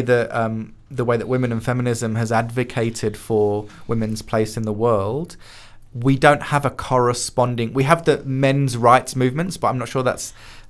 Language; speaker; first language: English; native; English